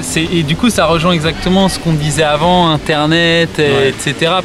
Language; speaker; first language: French; native; French